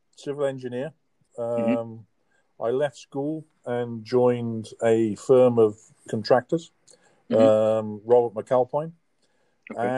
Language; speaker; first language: English; native; English